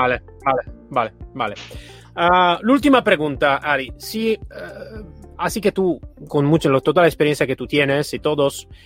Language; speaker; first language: Spanish; non-native, fluent; Italian